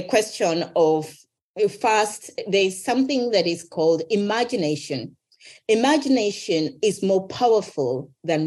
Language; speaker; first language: English; non-native, local second language; Ganda